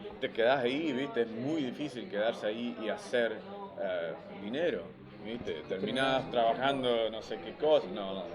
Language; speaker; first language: Spanish; early bilingual, other home language; English